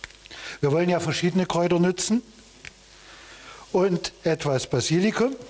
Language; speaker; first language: German; native; German